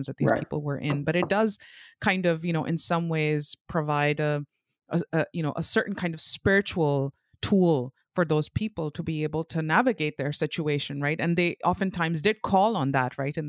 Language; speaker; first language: English; non-native, local second language; Urdu